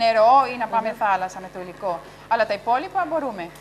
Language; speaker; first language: Greek; non-native, fluent; Spanish